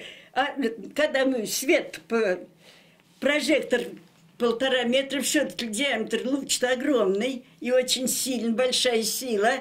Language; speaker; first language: Russian; native; Russian